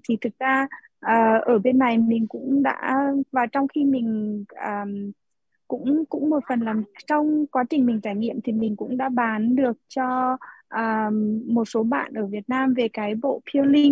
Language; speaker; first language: Vietnamese; early bilingual, heritage; Vietnamese